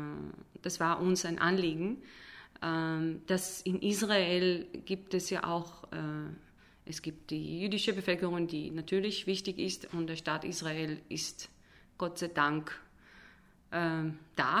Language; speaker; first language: German; non-native, fluent; Hebrew